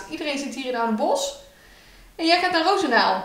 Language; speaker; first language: Dutch; native; Dutch